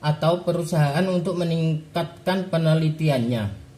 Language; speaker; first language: Indonesian; native; Indonesian